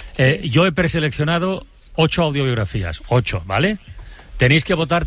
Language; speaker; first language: Spanish; native; Spanish